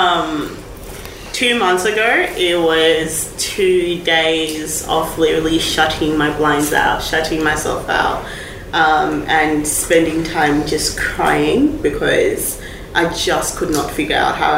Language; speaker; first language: English; non-native, local second language; Shona